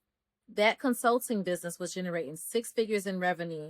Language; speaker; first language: English; native; English